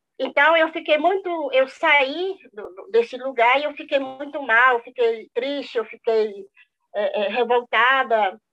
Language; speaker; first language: Portuguese; non-native, local second language; Guarani